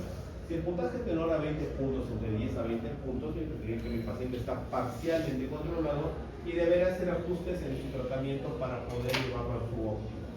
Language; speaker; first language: Spanish; native; Spanish